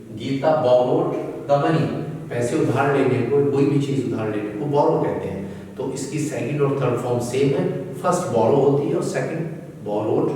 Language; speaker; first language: Hindi; native; Hindi